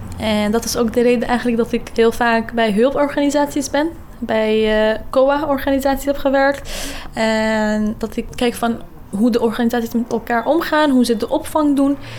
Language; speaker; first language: Dutch; early bilingual, other home language; Kurdish